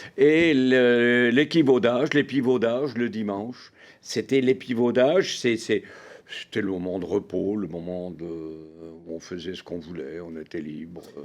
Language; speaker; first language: French; native; French